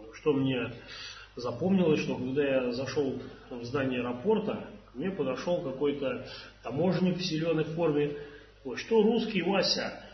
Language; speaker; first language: Russian; native; Russian